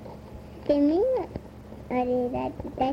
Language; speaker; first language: Spanish; early bilingual, heritage; Spanish